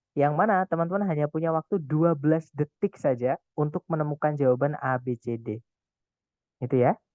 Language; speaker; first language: Indonesian; non-native, local second language; Javanese